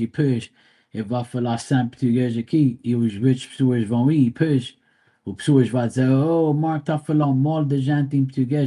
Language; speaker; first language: Portuguese; early bilingual, heritage; Portuguese